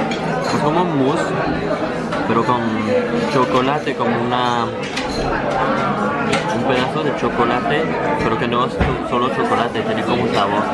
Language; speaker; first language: Spanish; non-native, fluent; French